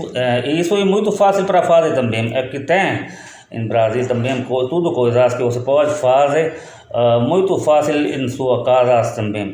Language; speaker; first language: Portuguese; non-native, learner; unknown